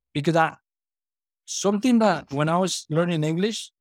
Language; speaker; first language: English; non-native, fluent; Spanish